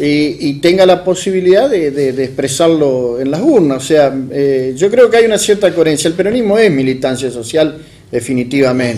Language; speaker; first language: Spanish; native; Spanish